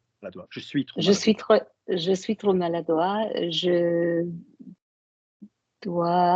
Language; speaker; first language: French; non-native, learner; English